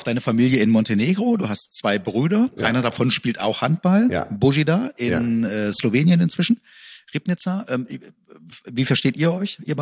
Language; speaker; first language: German; native; German